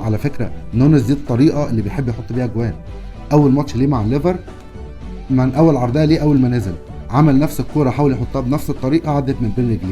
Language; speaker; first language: Arabic; native; Arabic